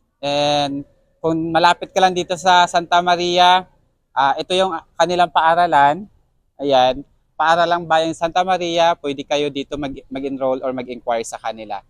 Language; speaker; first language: Filipino; non-native, local second language; Hiligaynon